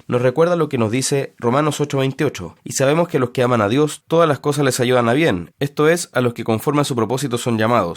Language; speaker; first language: Spanish; native; Spanish